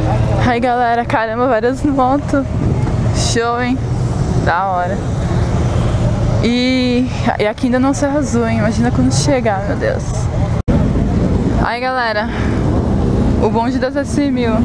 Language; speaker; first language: Portuguese; native; Portuguese